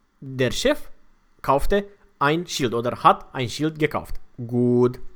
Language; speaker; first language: German; non-native, fluent; Romanian